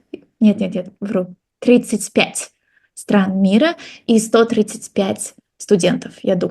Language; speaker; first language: Russian; non-native, local second language; Kazakh